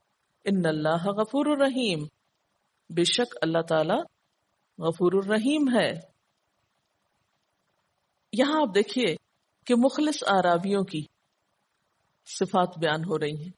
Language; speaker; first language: Urdu; native; Urdu